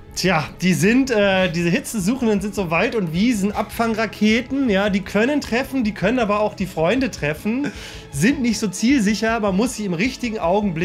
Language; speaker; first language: German; native; German